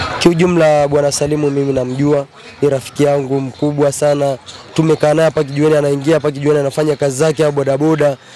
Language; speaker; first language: Swahili; native; Swahili